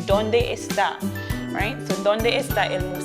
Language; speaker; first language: Spanish; non-native, fluent; English